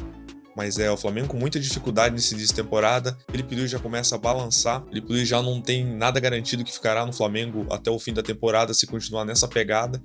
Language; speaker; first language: Portuguese; native; Portuguese